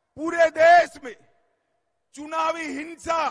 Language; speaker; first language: Hindi; non-native, local second language; Gujarati